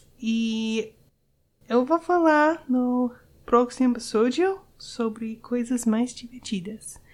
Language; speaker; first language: Portuguese; non-native, learner; English